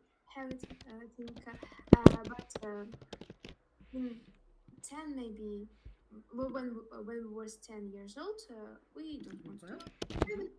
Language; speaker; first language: English; non-native, learner; Russian